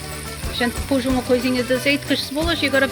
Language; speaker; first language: Portuguese; early bilingual, heritage; Portuguese